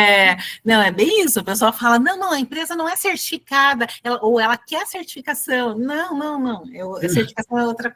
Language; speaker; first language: Portuguese; native; Portuguese